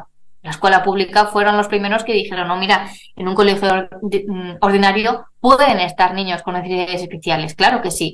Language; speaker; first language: Spanish; native; Spanish